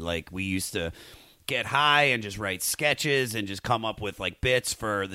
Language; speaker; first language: English; native; English